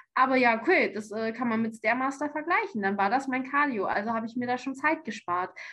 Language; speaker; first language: German; native; German